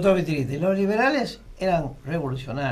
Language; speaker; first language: Spanish; native; Spanish